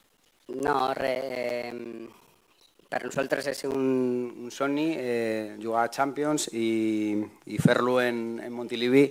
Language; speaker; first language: Catalan; non-native, learner; Spanish